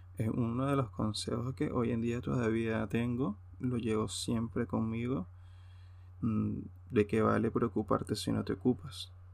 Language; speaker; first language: Spanish; native; Spanish